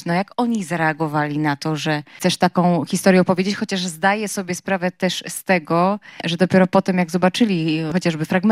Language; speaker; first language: Polish; native; Polish